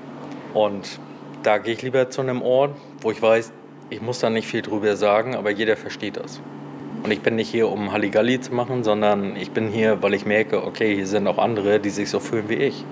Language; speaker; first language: German; native; German